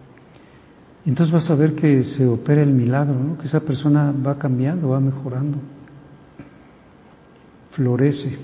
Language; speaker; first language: Spanish; native; Spanish